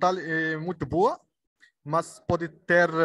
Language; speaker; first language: Portuguese; non-native, learner; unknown